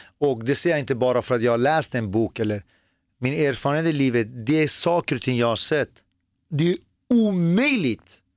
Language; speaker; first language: Swedish; early bilingual, other home language; Persian